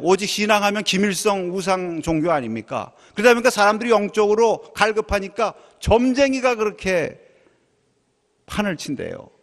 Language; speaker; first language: Korean; native; Korean